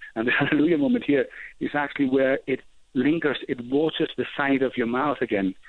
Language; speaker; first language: English; non-native, fluent; Danish